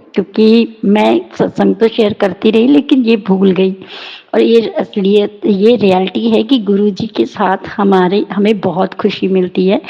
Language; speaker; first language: Hindi; non-native, local second language; Punjabi